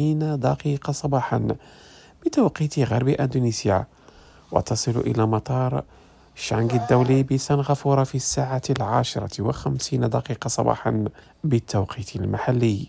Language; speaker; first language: Arabic; non-native, fluent; Indonesian